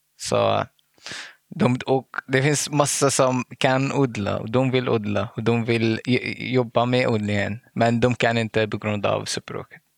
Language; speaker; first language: Swedish; non-native, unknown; Arabic